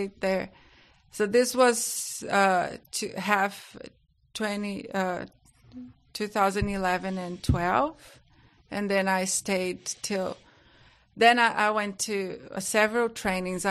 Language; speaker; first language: English; non-native, fluent; Portuguese